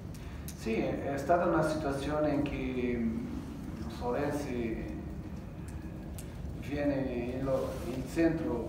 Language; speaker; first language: Italian; non-native, fluent; Portuguese